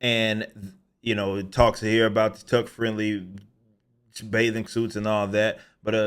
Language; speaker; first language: English; native; English